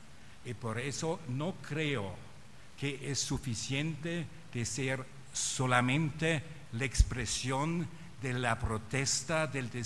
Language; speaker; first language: Spanish; non-native, fluent; German